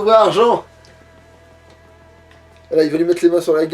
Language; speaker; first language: French; native; French